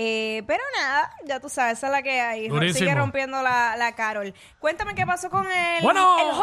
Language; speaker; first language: Spanish; native; Spanish